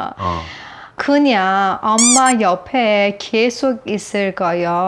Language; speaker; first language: Korean; non-native, learner; Persian